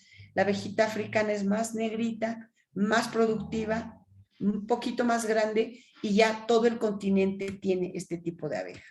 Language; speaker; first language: Spanish; native; Spanish